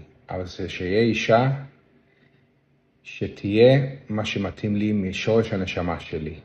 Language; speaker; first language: Hebrew; non-native, local second language; Yiddish